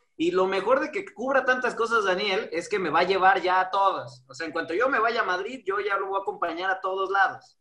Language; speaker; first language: Spanish; native; Spanish